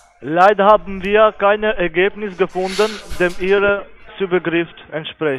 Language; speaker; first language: German; non-native, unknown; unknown